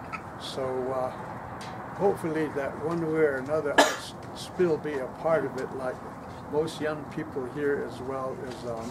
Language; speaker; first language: English; non-native, local second language; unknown